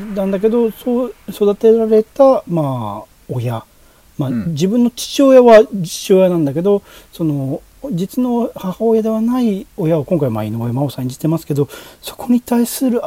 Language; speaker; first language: Japanese; native; Japanese